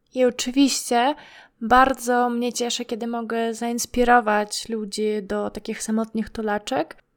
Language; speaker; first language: Polish; non-native, fluent; Ukrainian